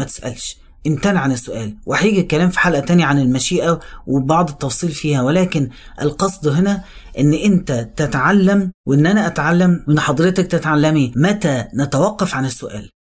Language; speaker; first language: Arabic; native; Arabic